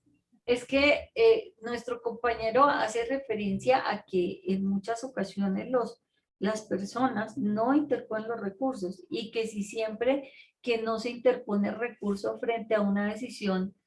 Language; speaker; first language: Spanish; native; Spanish